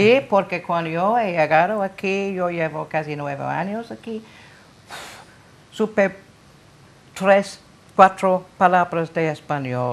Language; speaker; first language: Spanish; non-native, learner; English